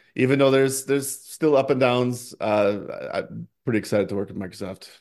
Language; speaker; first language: English; non-native, fluent; Norwegian